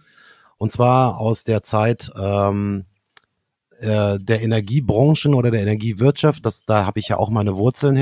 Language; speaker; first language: German; native; German